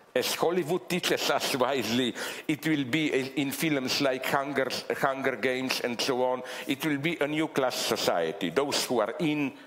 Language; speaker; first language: English; non-native, fluent; Slovenian